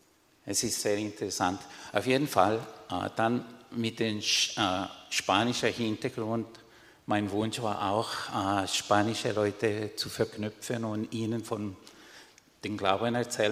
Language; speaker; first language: German; non-native, fluent; Spanish